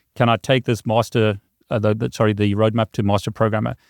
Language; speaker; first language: English; native; English